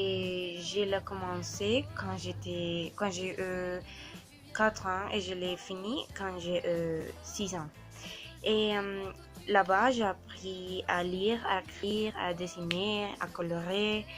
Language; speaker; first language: French; non-native, learner; Spanish